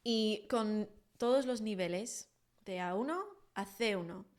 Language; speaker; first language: Spanish; non-native, fluent; English